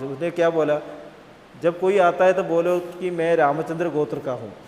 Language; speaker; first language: Hindi; non-native, local second language; Malayalam